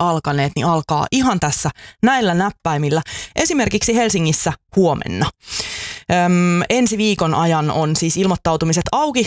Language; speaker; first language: Finnish; native; Finnish